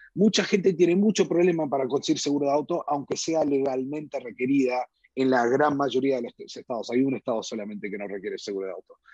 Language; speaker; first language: Spanish; early bilingual, heritage; Spanish